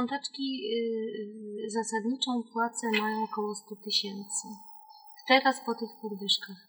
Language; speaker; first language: Polish; native; Polish